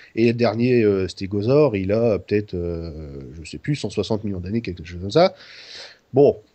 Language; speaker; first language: French; native; French